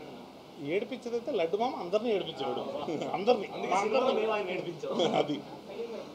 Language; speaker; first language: Telugu; native; Telugu